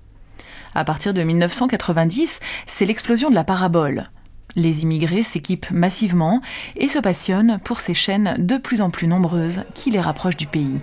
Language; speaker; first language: French; native; French